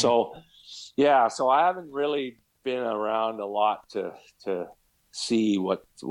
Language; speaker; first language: English; native; English